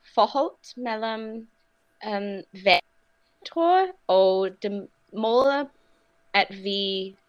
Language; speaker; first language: Danish; non-native, learner; English